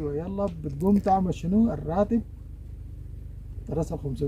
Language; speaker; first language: Arabic; native; Arabic